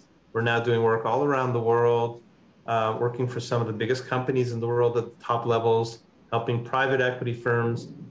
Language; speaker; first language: English; native; English